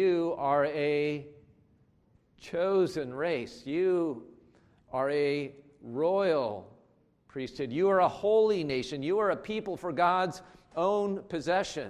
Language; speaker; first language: English; native; English